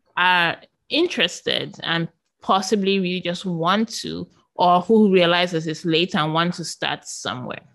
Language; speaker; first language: English; native; English